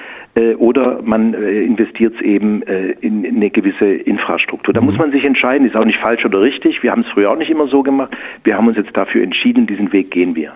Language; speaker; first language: German; native; German